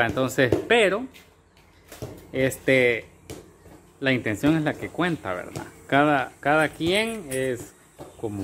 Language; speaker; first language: Spanish; native; Spanish